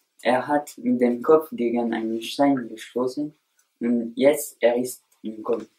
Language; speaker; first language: German; non-native, learner; French